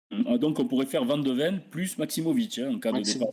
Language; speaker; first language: French; native; French